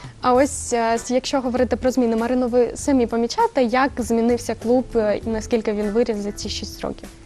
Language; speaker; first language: Ukrainian; native; Ukrainian